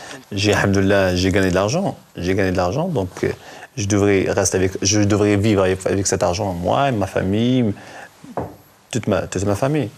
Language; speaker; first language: French; non-native, local second language; Arabic